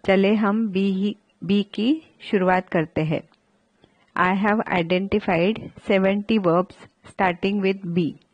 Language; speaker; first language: Hindi; non-native, local second language; Marathi